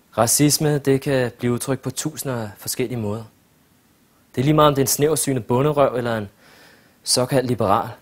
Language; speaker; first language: Danish; early bilingual, other home language; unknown